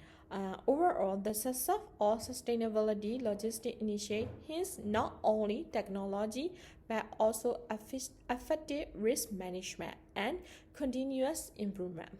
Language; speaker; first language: English; non-native, learner; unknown